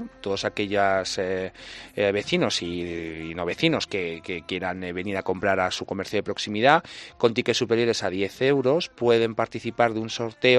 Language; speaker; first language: Spanish; native; Spanish